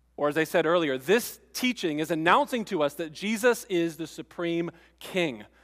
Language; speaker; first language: English; native; English